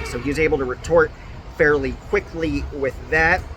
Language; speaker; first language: English; native; English